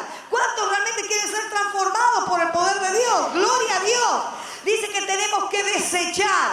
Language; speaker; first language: Spanish; native; Spanish